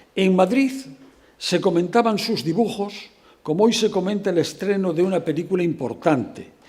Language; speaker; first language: Spanish; non-native, local second language; Galician